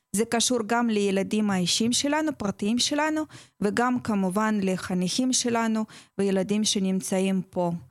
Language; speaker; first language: Hebrew; non-native, fluent; Russian